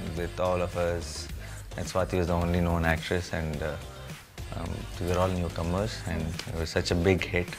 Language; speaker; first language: English; non-native, local second language; Telugu